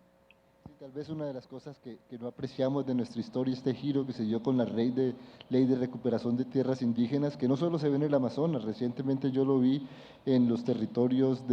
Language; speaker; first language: Spanish; native; Spanish